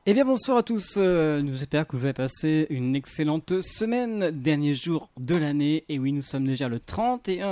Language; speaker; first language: French; native; French